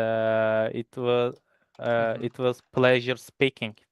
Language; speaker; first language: English; non-native, learner; Turkish